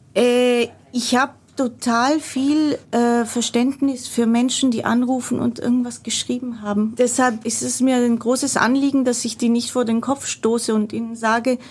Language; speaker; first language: German; non-native, fluent; Greek